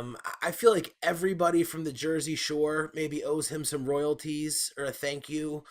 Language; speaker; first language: English; native; English